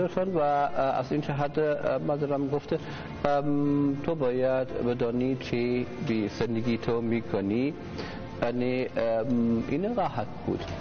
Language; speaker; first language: Persian; non-native, learner; German